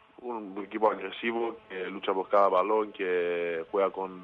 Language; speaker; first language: Spanish; non-native, learner; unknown